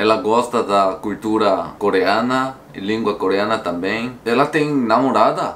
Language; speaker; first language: Portuguese; non-native, fluent; Korean